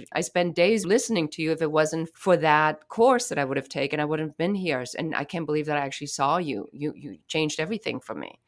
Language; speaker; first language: English; non-native, fluent; German